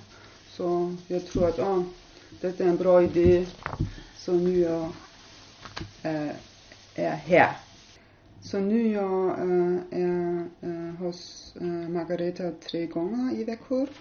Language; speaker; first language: Swedish; non-native, learner; German